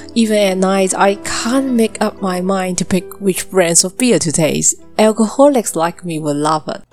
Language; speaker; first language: English; non-native, local second language; Cantonese